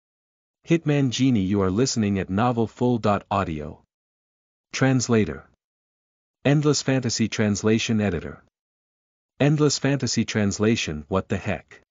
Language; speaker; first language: English; native; English